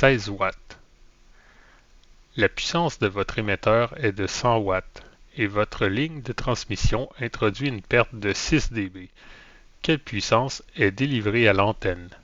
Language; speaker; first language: French; native; French